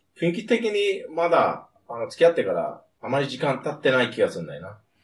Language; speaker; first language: Japanese; non-native, fluent; English